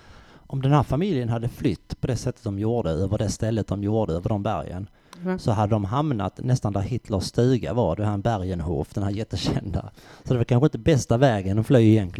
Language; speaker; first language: Swedish; native; Swedish